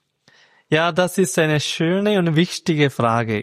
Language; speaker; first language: German; non-native, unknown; Malayalam